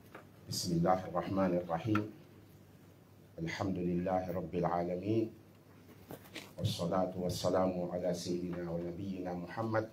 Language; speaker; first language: Arabic; non-native, fluent; Mossi